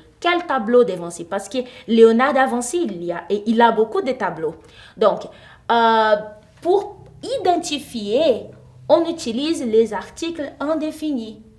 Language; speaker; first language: French; non-native, fluent; Portuguese